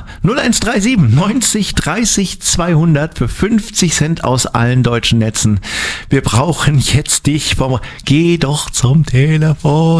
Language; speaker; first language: German; native; German